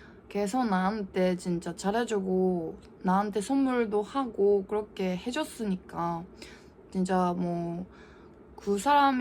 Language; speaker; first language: Korean; non-native, learner; Japanese